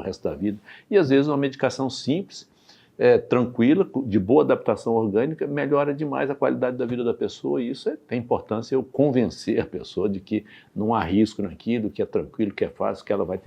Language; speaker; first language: Portuguese; native; Portuguese